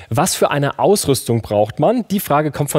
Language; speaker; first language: German; native; German